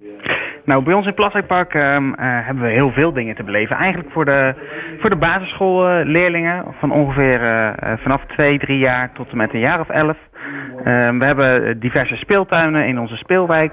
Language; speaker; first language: Dutch; native; Dutch